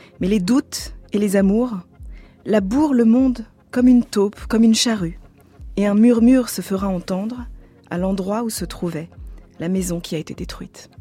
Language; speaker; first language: French; native; French